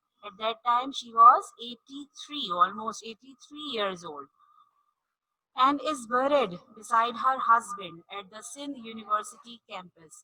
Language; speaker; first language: English; non-native, local second language; Urdu